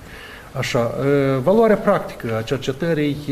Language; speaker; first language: Romanian; native; Romanian